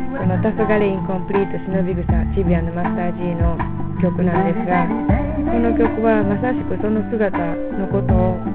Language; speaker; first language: Japanese; native; Japanese